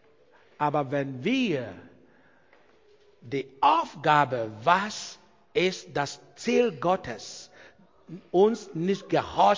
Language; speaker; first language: German; non-native, learner; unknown